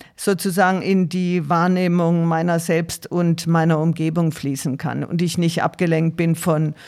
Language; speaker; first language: German; native; German